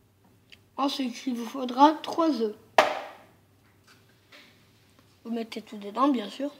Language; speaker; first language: French; native; French